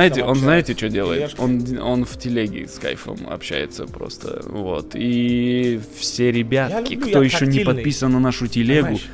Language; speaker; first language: Russian; native; Russian